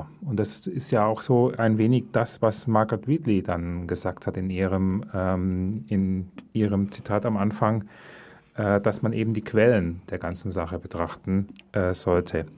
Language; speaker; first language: German; native; German